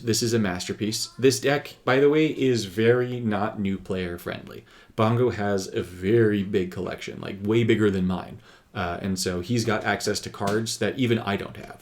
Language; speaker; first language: English; native; English